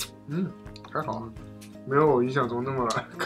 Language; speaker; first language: Chinese; native; Chinese